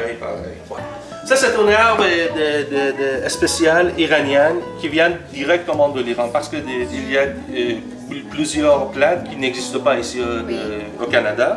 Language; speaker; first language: French; non-native, learner; Persian